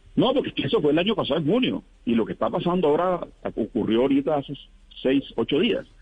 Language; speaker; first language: Spanish; native; Spanish